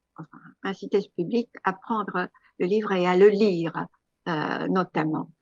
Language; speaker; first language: French; non-native, fluent; Romanian